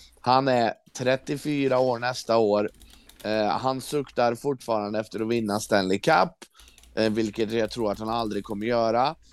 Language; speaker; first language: Swedish; native; Swedish